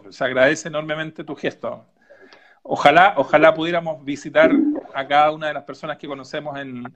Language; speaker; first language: Spanish; native; Spanish